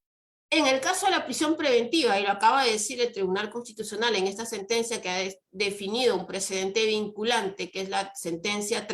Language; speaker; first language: Spanish; native; Spanish